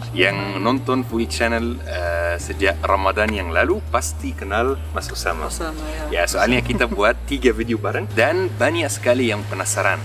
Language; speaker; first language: Indonesian; non-native, fluent; Arabic